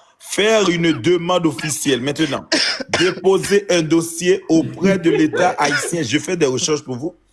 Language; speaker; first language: French; non-native, local second language; Haitian Creole